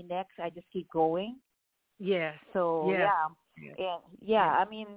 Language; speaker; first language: English; non-native, local second language; Filipino